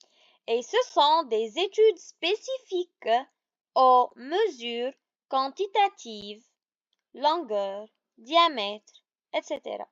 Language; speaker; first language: French; non-native, local second language; Arabic